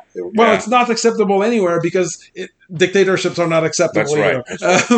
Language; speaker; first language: English; non-native, fluent; French